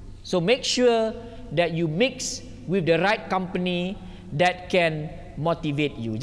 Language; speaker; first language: English; non-native, local second language; Malay